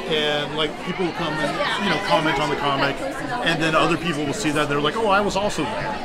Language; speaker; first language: English; native; English